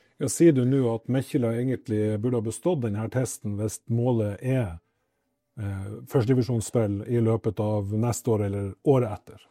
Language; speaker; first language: Norwegian; native; Norwegian